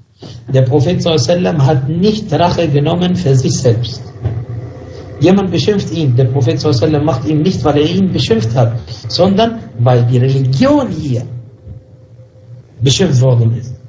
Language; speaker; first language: German; non-native, fluent; Arabic